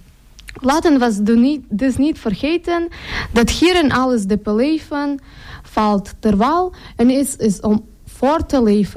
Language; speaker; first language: Dutch; non-native, learner; Ukrainian